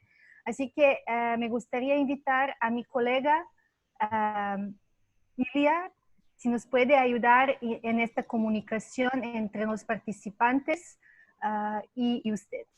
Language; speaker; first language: Spanish; non-native, fluent; Serbian